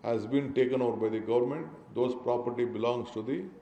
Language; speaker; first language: English; non-native, local second language; Kannada